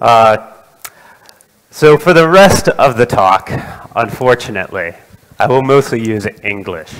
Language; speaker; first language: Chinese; non-native, learner; English